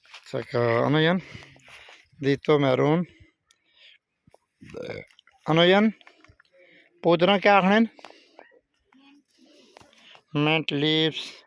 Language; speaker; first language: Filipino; non-native, learner; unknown